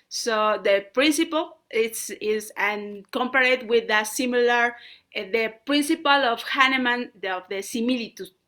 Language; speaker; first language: English; non-native, learner; Spanish